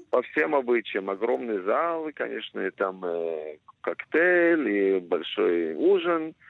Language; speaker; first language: Russian; non-native, fluent; Hebrew